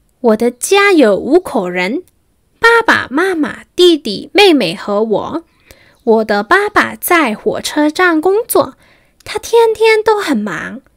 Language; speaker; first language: Chinese; non-native, fluent; Spanish